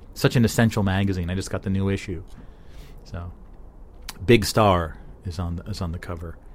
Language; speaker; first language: English; native; English